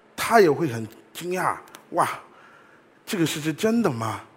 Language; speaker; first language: Chinese; non-native, fluent; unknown